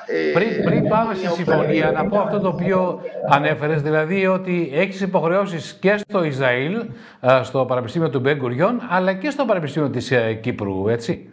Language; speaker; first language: Greek; native; Greek